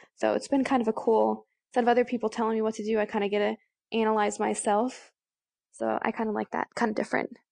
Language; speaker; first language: English; native; English